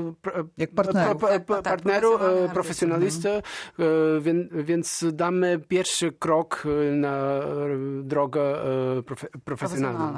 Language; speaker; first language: Polish; non-native, learner; Portuguese